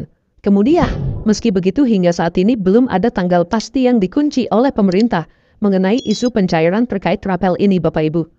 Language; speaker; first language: Indonesian; native; Indonesian